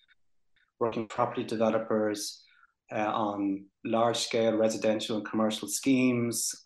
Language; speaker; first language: English; native; English